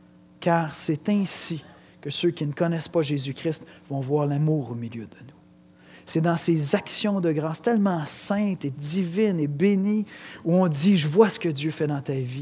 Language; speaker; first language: French; native; French